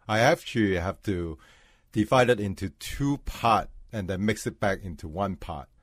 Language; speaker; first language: English; non-native, local second language; Cantonese